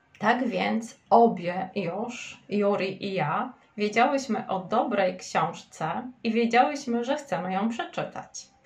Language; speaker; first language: Polish; native; Polish